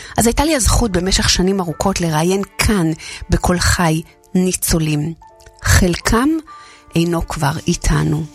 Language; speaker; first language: Hebrew; native; Hebrew